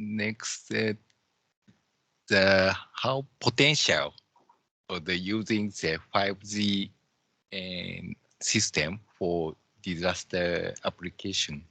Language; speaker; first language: English; non-native, learner; Japanese